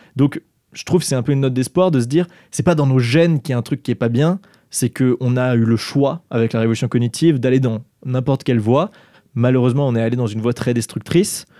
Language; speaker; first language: French; native; French